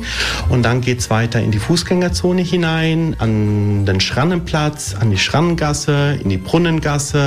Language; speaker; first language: German; early bilingual, other home language; Italian